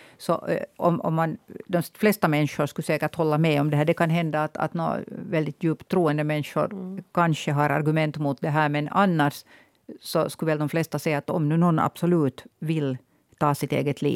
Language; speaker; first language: Swedish; native; Swedish